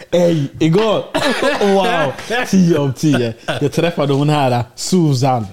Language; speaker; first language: Swedish; early bilingual, other home language; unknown